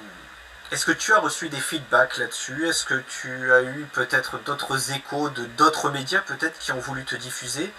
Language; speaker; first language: French; native; French